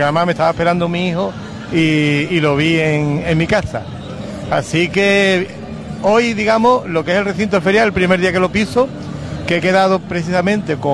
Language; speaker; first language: Spanish; native; Spanish